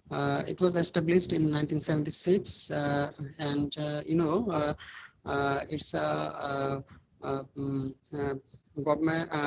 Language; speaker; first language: English; non-native, learner; Bangla